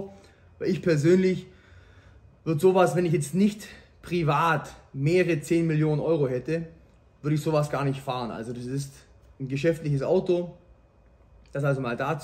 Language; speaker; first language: German; native; German